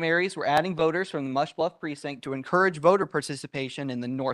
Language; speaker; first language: English; native; English